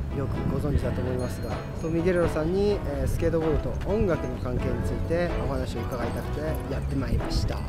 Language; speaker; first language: Japanese; native; Japanese